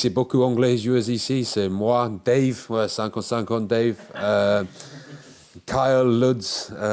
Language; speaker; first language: French; non-native, learner; English